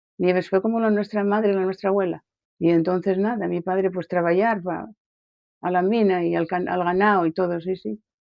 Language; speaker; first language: Asturian; native; Asturian